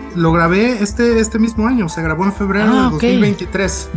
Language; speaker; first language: Spanish; native; Spanish